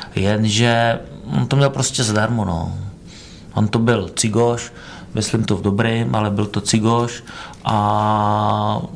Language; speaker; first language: Czech; native; Czech